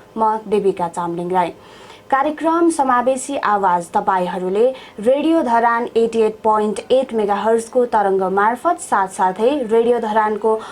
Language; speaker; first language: Nepali; native; Nepali